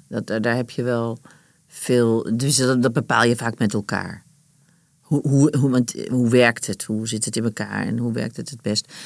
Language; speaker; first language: Dutch; native; Dutch